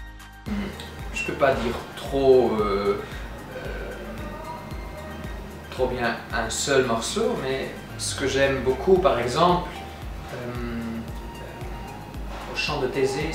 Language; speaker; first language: French; non-native, fluent; German